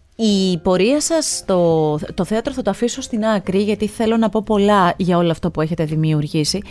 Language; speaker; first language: Greek; native; Greek